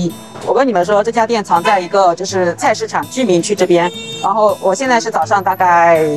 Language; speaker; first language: Chinese; native; Chinese